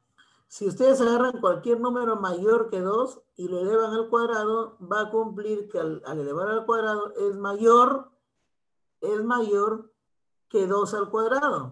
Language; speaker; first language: Spanish; native; Spanish